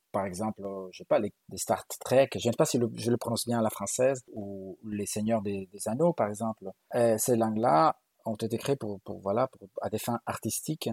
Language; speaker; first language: French; non-native, fluent; Galician